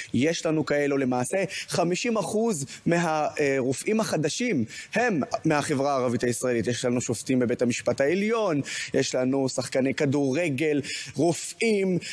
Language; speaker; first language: Hebrew; non-native, local second language; Arabic